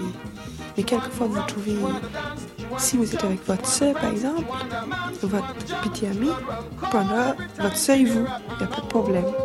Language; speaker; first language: French; non-native, fluent; English